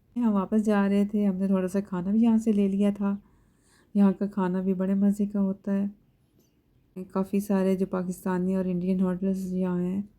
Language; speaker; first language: Urdu; native; Urdu